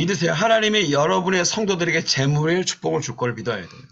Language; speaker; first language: Korean; native; Korean